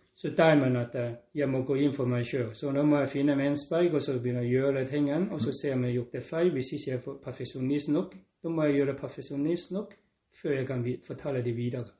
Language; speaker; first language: Norwegian; non-native, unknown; Cantonese